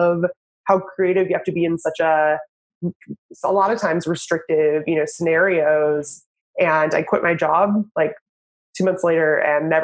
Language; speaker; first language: English; native; English